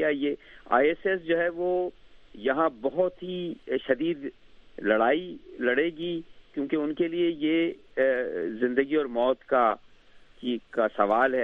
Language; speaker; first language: Urdu; native; Urdu